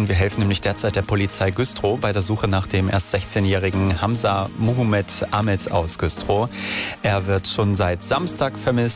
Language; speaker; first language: German; native; German